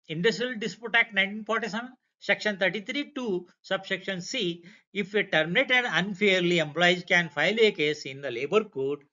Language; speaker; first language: English; non-native, local second language; Kannada